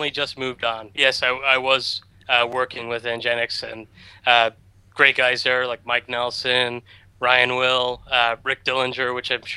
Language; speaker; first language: English; native; English